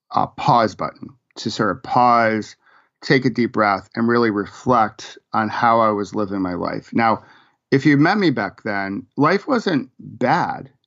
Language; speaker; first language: English; native; English